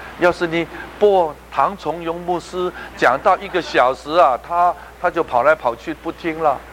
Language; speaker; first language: Chinese; non-native, local second language; Cantonese